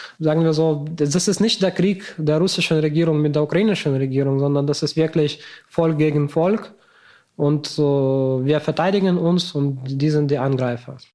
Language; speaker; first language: German; non-native, fluent; Ukrainian